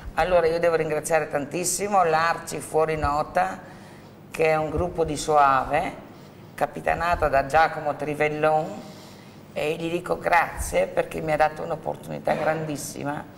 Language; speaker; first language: Italian; native; Italian